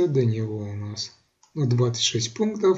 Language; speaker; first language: Russian; native; Russian